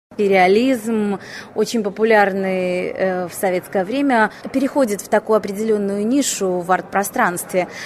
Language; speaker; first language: Russian; non-native, fluent; Chinese